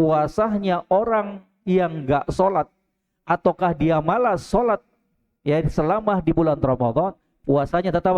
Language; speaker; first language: Indonesian; native; Indonesian